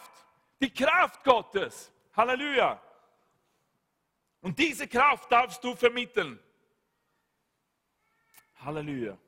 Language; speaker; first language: German; non-native, fluent; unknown